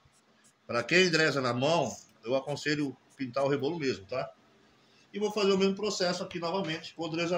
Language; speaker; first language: Portuguese; native; Portuguese